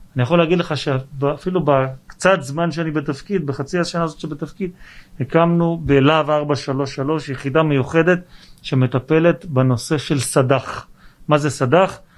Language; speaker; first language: Hebrew; native; Hebrew